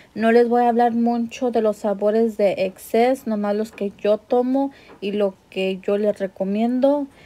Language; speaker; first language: Spanish; early bilingual, heritage; Spanish